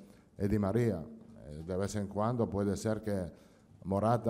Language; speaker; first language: Spanish; non-native, fluent; Italian